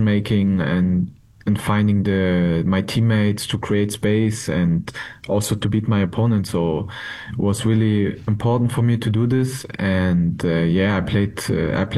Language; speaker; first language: English; non-native, fluent; German